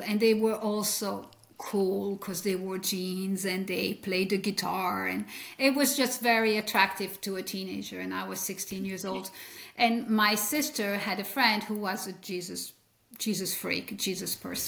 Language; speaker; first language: English; non-native, fluent; French